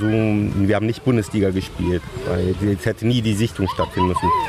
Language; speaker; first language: German; native; German